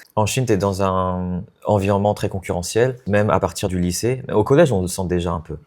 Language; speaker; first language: French; non-native, fluent; Chinese